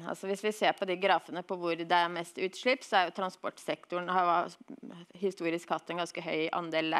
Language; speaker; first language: Norwegian; native; Norwegian